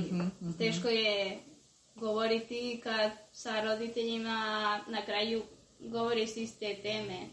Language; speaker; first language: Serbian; early bilingual, heritage; Spanish